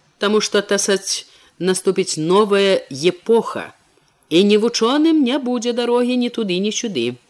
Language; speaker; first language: Belarusian; native; Belarusian